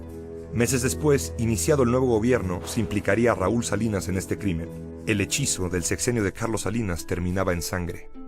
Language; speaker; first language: Spanish; native; Spanish